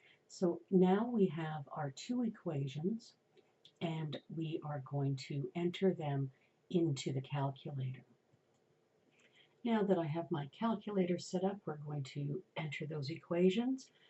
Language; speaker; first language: English; native; English